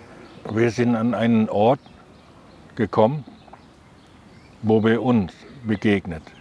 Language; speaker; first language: German; non-native, learner; Thai